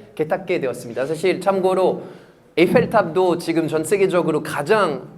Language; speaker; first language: Korean; non-native, fluent; French